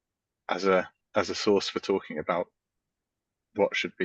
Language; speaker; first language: English; native; English